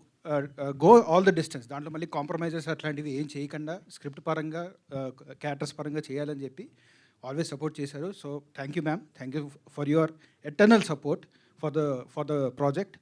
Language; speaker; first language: Telugu; native; Telugu